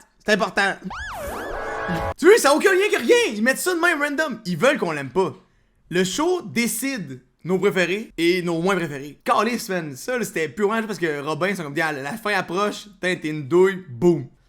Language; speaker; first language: French; native; French